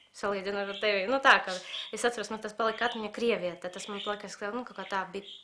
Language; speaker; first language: Latvian; early bilingual, other home language; Russian